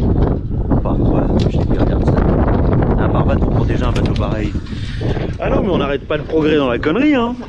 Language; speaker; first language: French; native; French